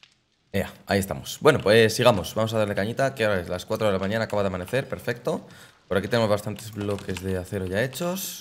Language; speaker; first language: Spanish; native; Spanish